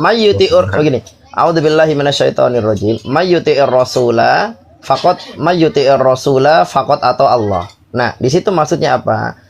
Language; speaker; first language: Indonesian; native; Indonesian